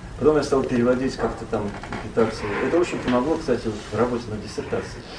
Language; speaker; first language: Russian; native; Russian